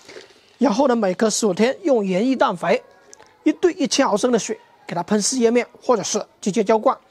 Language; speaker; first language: Chinese; native; Chinese